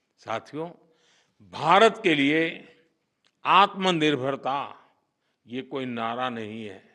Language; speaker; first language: Hindi; non-native, local second language; Gujarati